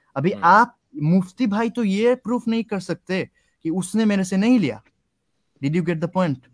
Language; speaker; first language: Hindi; non-native, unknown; Bangla